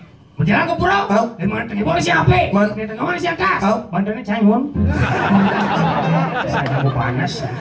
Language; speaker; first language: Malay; non-native, local second language; Balinese